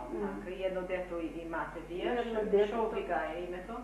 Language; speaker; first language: Macedonian; early bilingual, heritage; Macedonian